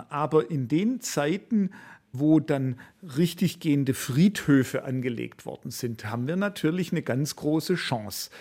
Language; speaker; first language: German; native; German